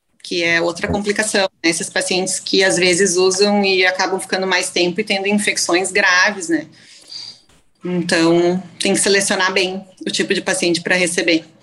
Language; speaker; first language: Portuguese; native; Portuguese